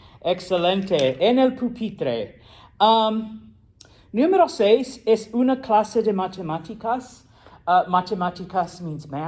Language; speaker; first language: Spanish; non-native, fluent; English